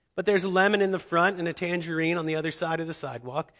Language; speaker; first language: English; native; English